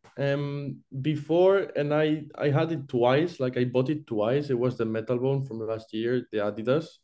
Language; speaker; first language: English; non-native, fluent; Spanish